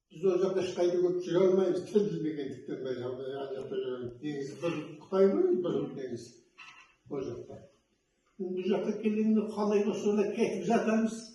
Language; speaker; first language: Kazakh; early bilingual, heritage; Kazakh